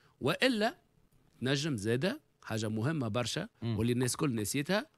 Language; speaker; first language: Arabic; native; Arabic